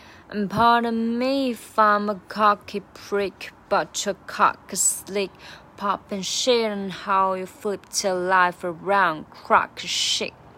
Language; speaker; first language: English; non-native, fluent; Chinese